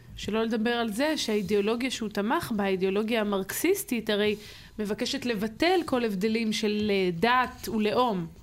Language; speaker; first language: Hebrew; native; Hebrew